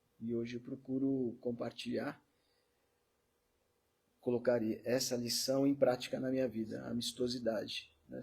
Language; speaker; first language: Portuguese; native; Portuguese